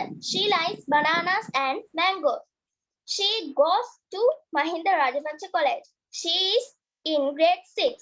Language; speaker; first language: English; non-native, learner; Sinhala